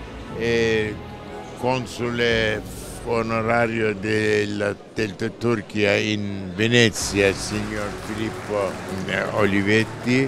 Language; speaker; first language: Italian; non-native, learner; Turkish